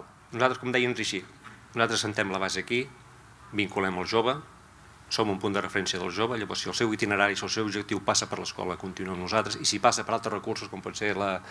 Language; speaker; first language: Catalan; native; Catalan